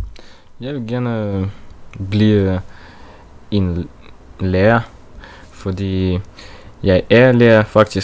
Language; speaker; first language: Norwegian; non-native, learner; Russian